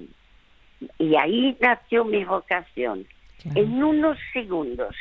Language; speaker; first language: Spanish; early bilingual, other home language; French